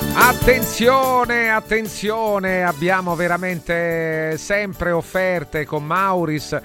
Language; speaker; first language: Italian; native; Italian